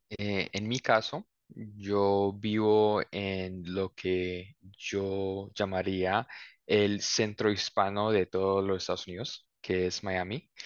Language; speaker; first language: Spanish; early bilingual, heritage; Spanish